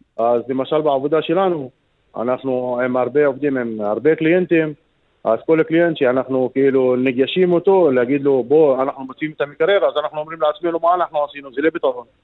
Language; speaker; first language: Hebrew; non-native, local second language; Arabic